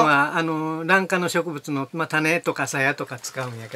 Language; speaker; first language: Japanese; native; Japanese